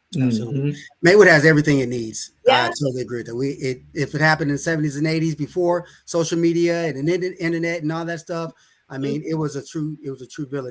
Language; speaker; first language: English; native; English